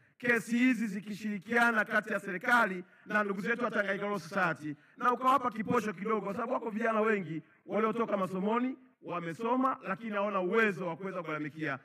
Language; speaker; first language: Swahili; native; Swahili